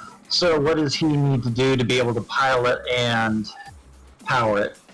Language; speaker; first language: English; native; English